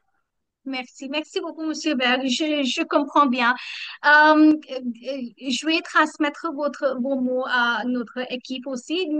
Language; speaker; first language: French; non-native, learner; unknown